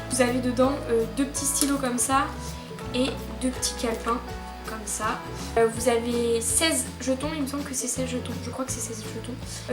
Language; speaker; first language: French; native; French